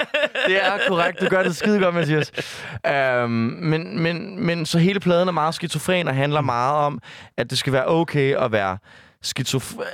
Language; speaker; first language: Danish; native; Danish